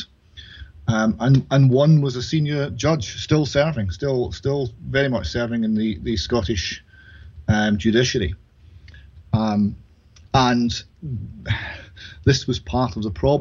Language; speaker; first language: English; native; English